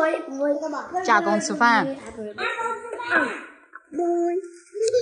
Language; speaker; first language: Chinese; native; Chinese